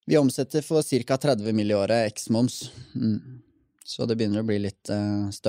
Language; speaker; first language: Norwegian; native; Norwegian